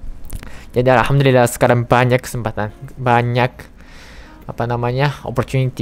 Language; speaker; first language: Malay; non-native, fluent; Japanese